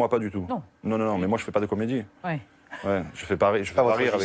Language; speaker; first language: French; native; French